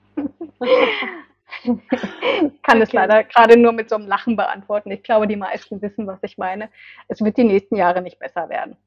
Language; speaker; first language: German; native; German